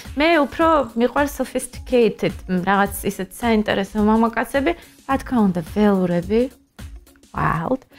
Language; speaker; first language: Georgian; native; Georgian